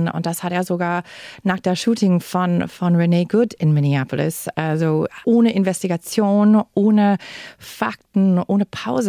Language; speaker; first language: German; non-native, fluent; English